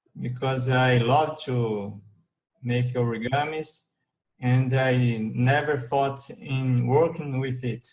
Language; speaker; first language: English; non-native, learner; Portuguese